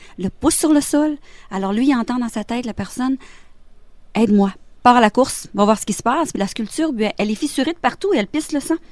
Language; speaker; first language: French; native; French